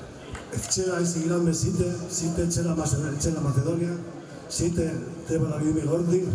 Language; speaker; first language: Macedonian; non-native, learner; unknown